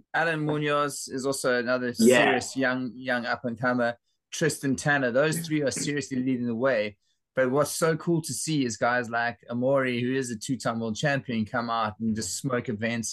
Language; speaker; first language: English; native; English